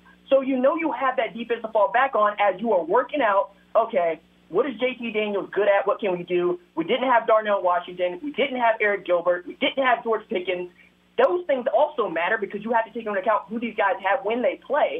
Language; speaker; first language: English; native; English